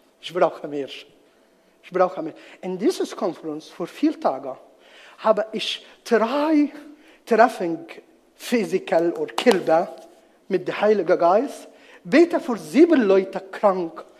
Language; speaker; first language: German; non-native, learner; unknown